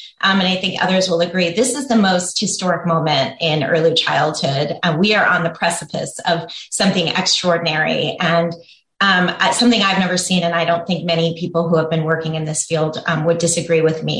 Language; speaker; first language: English; native; English